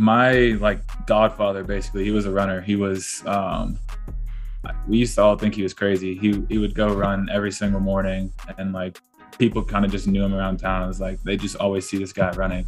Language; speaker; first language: English; native; English